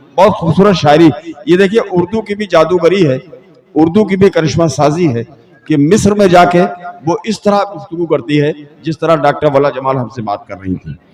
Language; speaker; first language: Urdu; native; Urdu